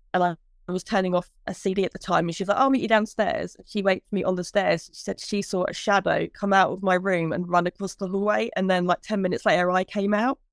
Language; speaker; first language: English; native; English